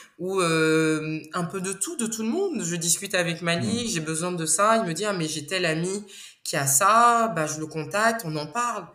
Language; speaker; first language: French; non-native, local second language; Bambara